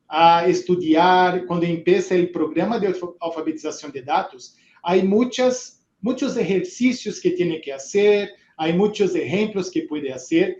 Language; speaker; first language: Spanish; non-native, fluent; Portuguese